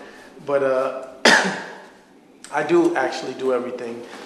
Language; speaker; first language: English; native; English